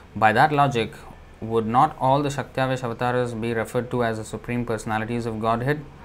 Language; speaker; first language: English; non-native, local second language; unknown